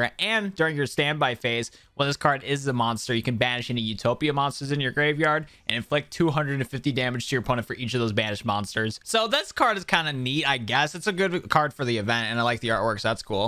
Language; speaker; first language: English; native; English